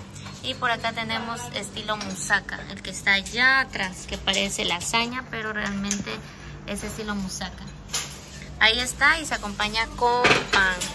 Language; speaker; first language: Spanish; native; Spanish